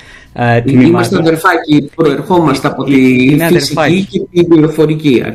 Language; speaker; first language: Greek; native; Greek